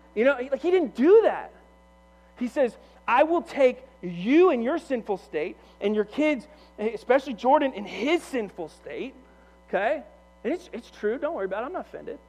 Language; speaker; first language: English; native; English